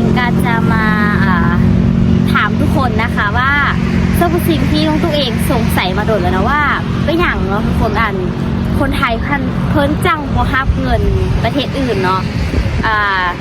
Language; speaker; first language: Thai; non-native, learner; Lao